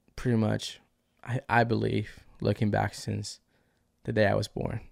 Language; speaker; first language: English; early bilingual, other home language; Spanish